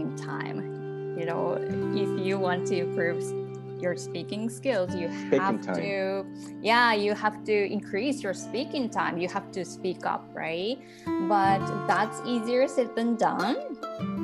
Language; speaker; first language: English; non-native, fluent; Japanese